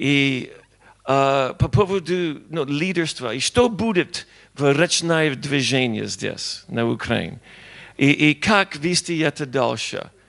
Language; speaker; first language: Russian; non-native, learner; English